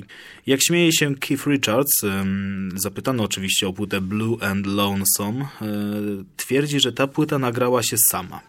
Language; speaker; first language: Polish; native; Polish